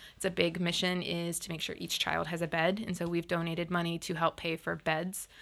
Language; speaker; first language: English; native; English